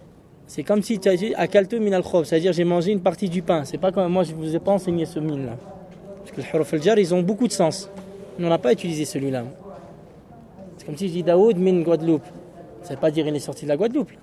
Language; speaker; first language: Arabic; early bilingual, heritage; Arabic